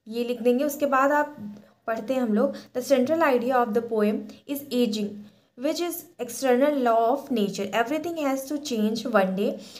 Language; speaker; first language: Hindi; native; Hindi